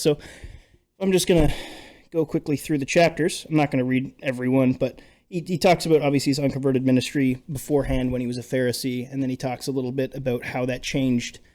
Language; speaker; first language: English; native; English